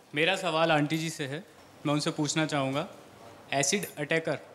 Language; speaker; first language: Hindi; native; Hindi